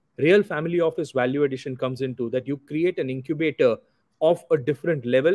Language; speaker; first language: English; non-native, local second language; Gujarati